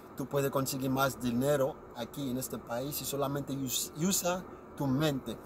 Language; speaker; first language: Spanish; non-native, learner; Haitian Creole